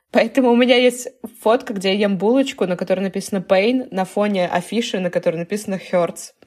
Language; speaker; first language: Russian; native; Russian